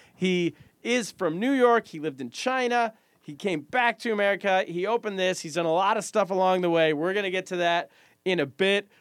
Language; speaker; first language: English; native; English